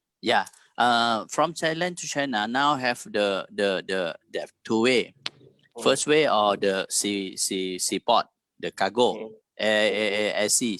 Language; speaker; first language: English; non-native, learner; Thai